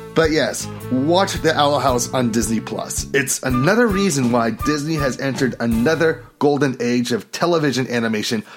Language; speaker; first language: English; native; English